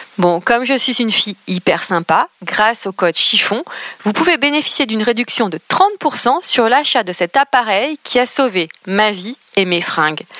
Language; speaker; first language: French; native; French